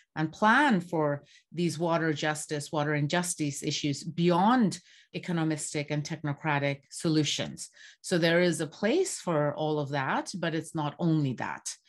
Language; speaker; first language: English; non-native, local second language; Bangla